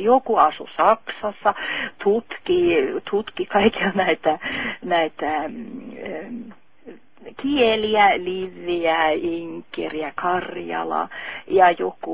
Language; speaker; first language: Finnish; non-native, fluent; Norwegian